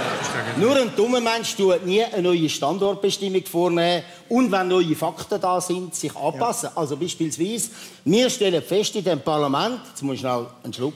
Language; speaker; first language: German; native; German